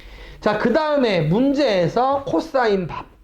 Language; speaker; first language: Korean; native; Korean